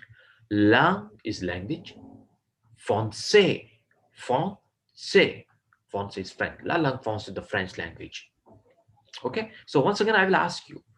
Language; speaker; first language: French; non-native, fluent; Urdu